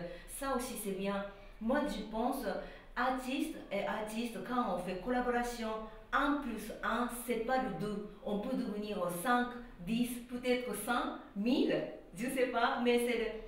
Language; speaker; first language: French; non-native, learner; Japanese